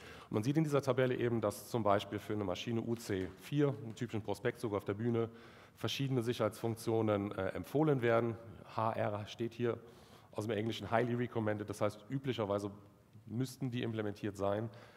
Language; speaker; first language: German; native; German